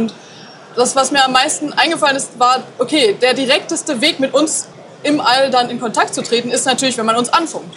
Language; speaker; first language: German; native; German